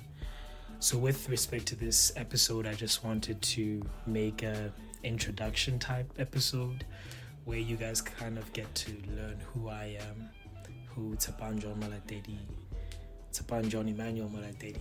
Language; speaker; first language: English; non-native, local second language; Tswana